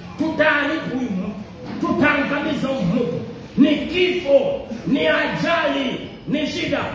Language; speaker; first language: Swahili; non-native, local second language; Luyia